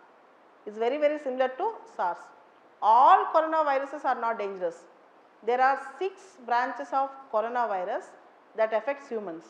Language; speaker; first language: English; non-native, local second language; Telugu